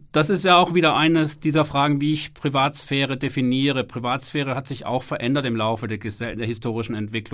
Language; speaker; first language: German; native; German